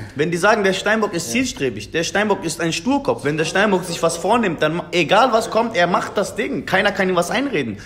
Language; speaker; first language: German; early bilingual, other home language; Persian